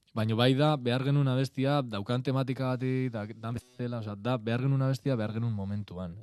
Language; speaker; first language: Basque; native; Basque